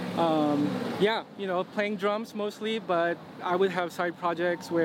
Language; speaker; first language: English; non-native, local second language; Filipino